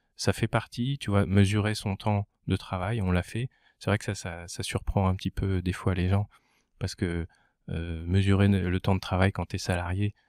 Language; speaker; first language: French; native; French